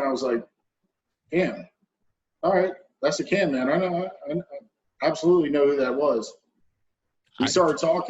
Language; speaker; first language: English; native; English